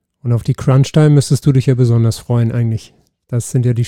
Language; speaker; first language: German; native; German